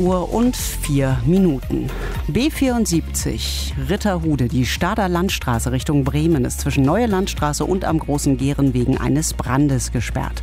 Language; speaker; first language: German; native; German